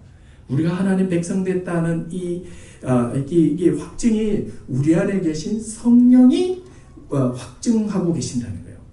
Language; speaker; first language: Korean; native; Korean